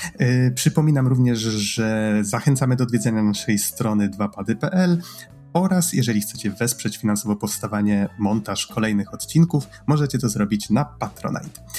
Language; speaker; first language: Polish; native; Polish